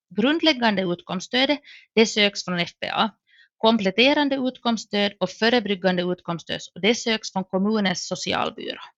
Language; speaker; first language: Swedish; native; Swedish